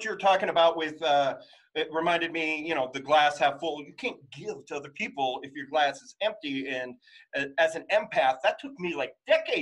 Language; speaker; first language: English; native; English